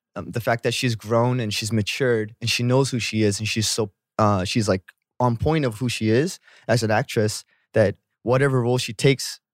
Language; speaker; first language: English; native; English